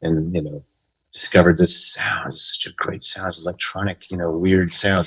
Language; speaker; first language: English; native; English